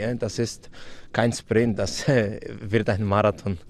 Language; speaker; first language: German; non-native, fluent; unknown